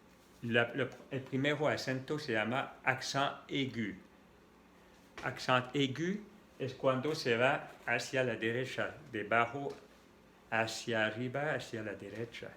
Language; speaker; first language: Spanish; non-native, fluent; French